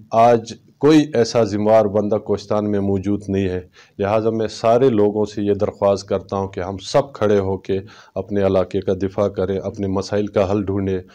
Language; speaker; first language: Urdu; non-native, local second language; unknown